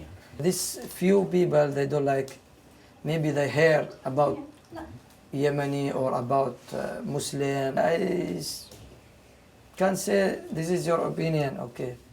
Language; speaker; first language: English; non-native, fluent; Arabic